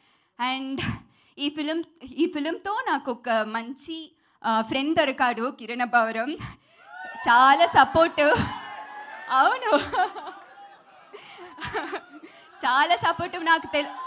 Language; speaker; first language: Telugu; non-native, learner; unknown